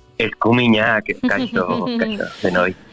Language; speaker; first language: Basque; non-native, local second language; Spanish